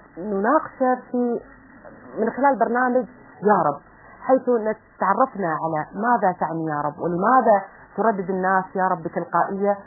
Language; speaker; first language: Arabic; native; Arabic